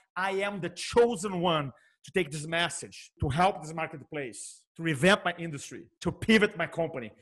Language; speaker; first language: English; non-native, fluent; Portuguese